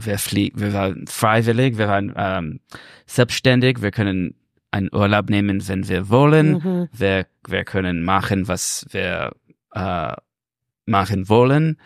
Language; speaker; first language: German; non-native, learner; English